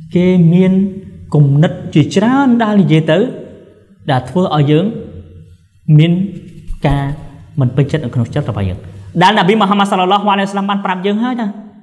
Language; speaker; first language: Khmer; non-native, local second language; Eastern Cham